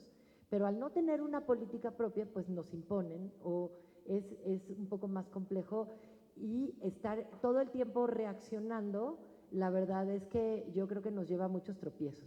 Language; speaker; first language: Spanish; native; Spanish